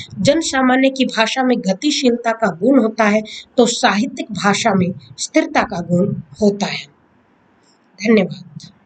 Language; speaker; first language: Hindi; native; Hindi